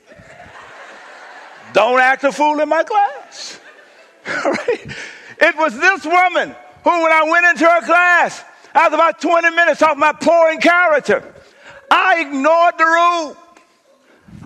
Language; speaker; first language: English; native; English